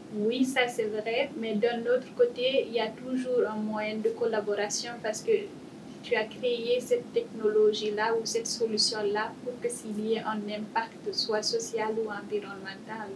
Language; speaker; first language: French; non-native, local second language; Fula